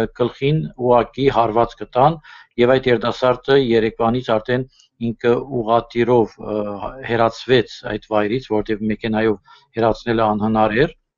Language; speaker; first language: Armenian; early bilingual, heritage; Armenian